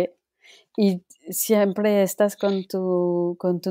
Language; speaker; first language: Spanish; non-native, local second language; French